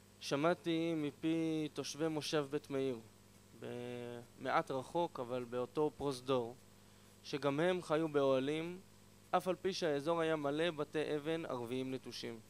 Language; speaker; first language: Hebrew; native; Hebrew